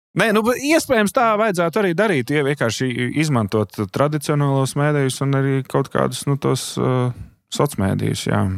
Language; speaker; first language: Latvian; native; Latvian